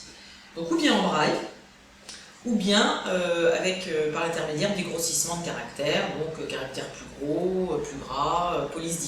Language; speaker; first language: French; native; French